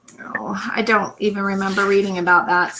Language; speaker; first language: English; native; English